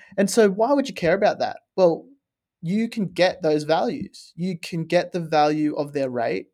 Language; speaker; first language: English; native; English